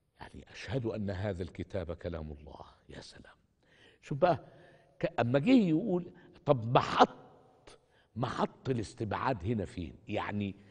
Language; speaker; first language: Arabic; native; Arabic